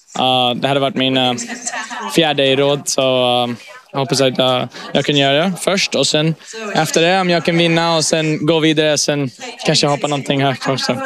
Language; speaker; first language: Swedish; early bilingual, heritage; English